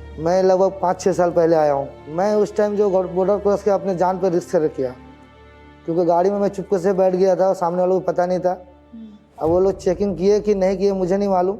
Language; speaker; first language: Hindi; non-native, fluent; Bangla